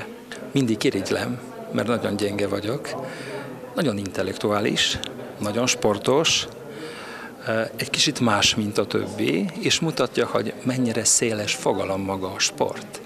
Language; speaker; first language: Hungarian; non-native, fluent; Polish